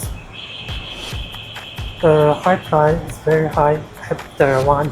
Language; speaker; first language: English; non-native, learner; Chinese